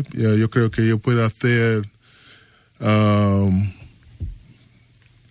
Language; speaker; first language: Spanish; non-native, learner; English